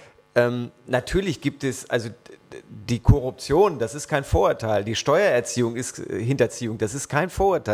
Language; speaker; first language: German; native; German